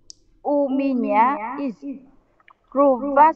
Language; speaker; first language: Russian; non-native, learner; Vietnamese